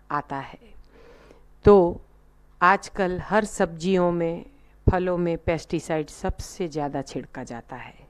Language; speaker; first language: Hindi; non-native, local second language; Gujarati